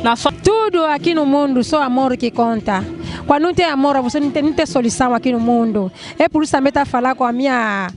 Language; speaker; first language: Portuguese; non-native, local second language; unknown